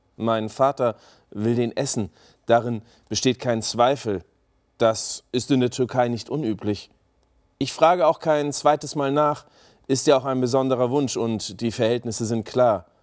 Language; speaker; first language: German; native; German